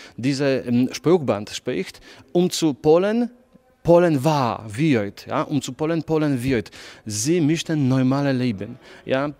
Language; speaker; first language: German; non-native, learner; Polish